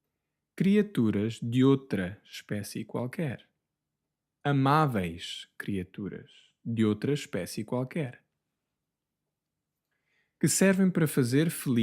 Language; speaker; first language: Portuguese; non-native, fluent; English